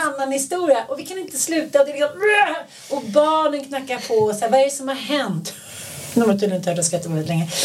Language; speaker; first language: Swedish; native; Swedish